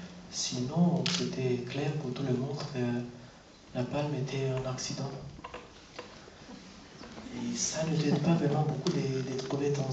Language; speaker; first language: French; non-native, fluent; Romanian